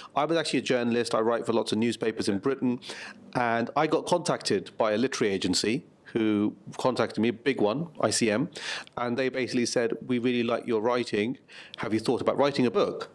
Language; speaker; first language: English; native; English